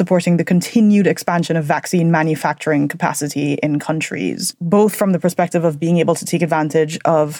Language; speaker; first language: English; native; English